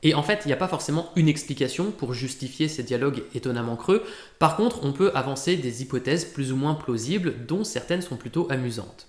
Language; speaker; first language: French; native; French